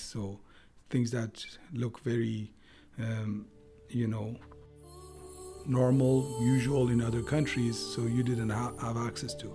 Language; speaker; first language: English; non-native, fluent; Persian